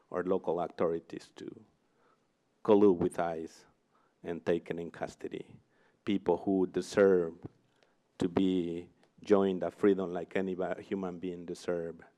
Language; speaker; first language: English; non-native, fluent; Spanish